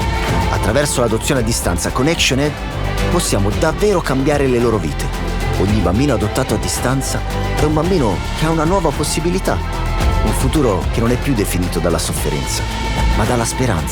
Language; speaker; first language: Italian; native; Italian